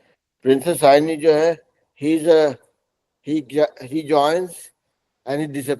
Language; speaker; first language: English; non-native, local second language; Hindi